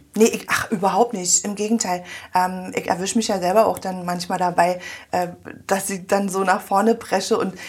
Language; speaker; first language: German; native; German